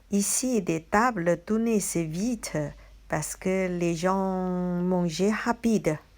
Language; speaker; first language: French; non-native, learner; Chinese